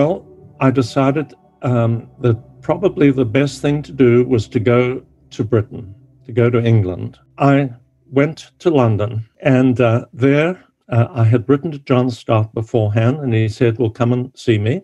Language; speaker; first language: English; native; English